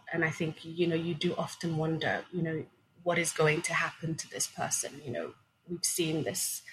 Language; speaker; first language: English; non-native, fluent; Swedish